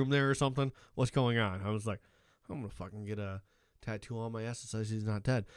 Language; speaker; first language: English; native; English